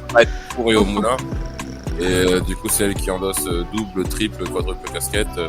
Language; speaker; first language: French; native; French